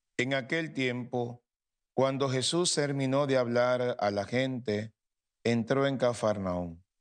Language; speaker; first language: Spanish; native; Spanish